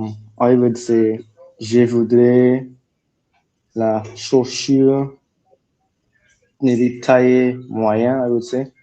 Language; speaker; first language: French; non-native, learner; English